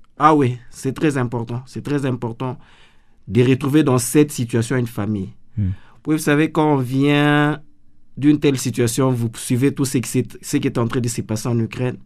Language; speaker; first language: French; non-native, local second language; Lingala